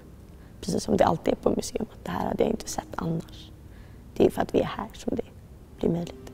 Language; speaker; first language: Swedish; native; Swedish